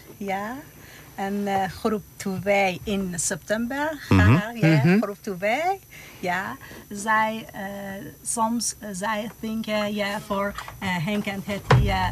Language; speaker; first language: Dutch; non-native, learner; Persian